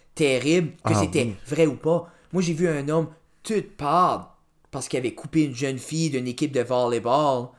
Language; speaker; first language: French; native; French